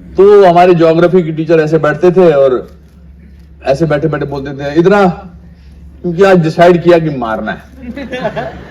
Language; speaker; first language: Hindi; native; Hindi